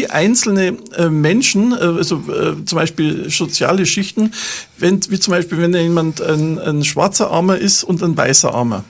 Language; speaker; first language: German; native; German